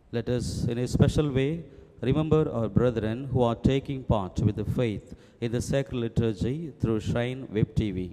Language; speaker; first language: English; non-native, local second language; Tamil